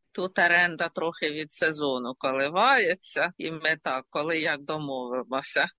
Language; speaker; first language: Ukrainian; native; Ukrainian